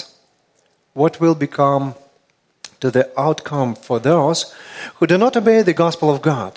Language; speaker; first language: English; non-native, fluent; Russian